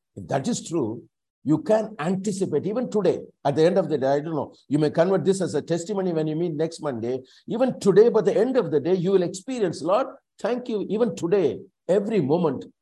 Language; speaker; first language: English; non-native, local second language; Tamil